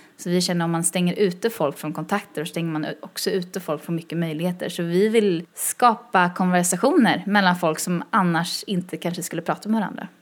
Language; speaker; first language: Swedish; early bilingual, other home language; Chinese